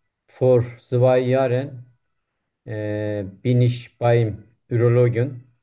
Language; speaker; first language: German; non-native, learner; Turkish